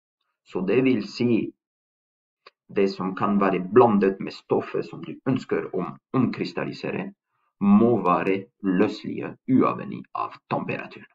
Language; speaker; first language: Norwegian; non-native, fluent; French